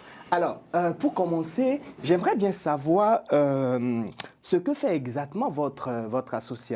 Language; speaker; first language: French; native; French